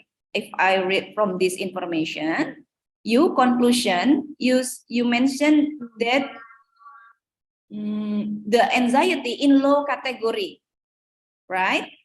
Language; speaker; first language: English; non-native, fluent; Indonesian